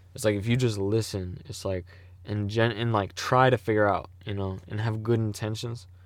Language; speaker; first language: English; native; English